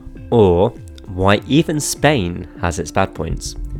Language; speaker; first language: English; native; English